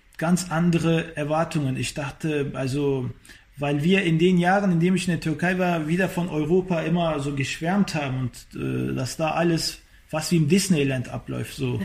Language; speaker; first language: German; early bilingual, other home language; Turkish